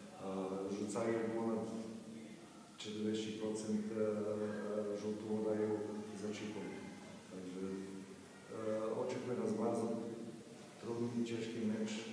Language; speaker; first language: Polish; non-native, fluent; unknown